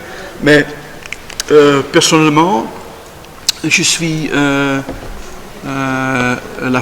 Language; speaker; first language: French; non-native, learner; Dutch